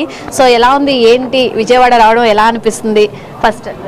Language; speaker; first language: Telugu; native; Telugu